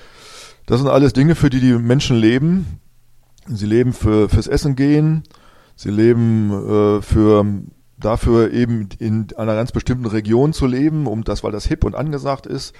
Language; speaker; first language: German; native; German